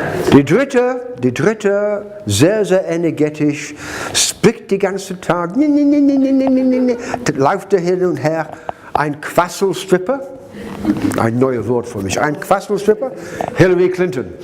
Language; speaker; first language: German; non-native, learner; English